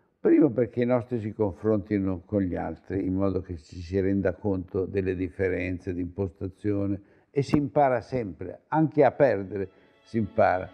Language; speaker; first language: Italian; native; Italian